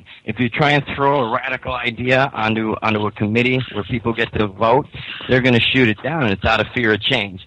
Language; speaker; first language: English; native; English